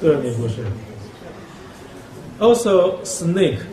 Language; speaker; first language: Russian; non-native, learner; Chinese